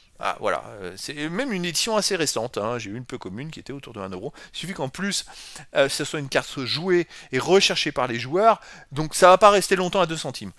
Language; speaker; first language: French; native; French